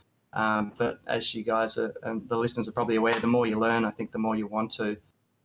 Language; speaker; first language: English; native; English